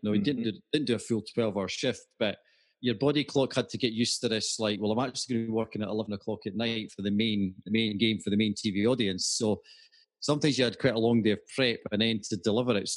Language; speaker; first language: English; native; English